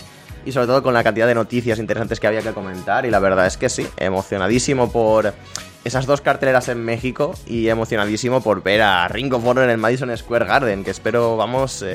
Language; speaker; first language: Spanish; native; Spanish